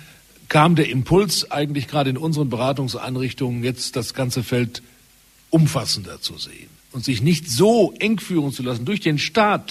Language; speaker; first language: German; native; German